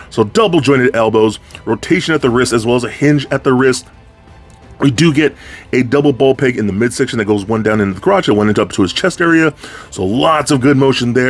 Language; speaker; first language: English; native; English